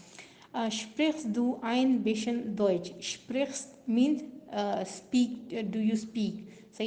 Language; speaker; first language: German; non-native, learner; Urdu